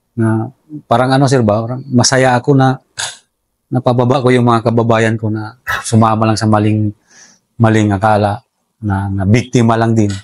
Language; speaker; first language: Filipino; non-native, local second language; Cebuano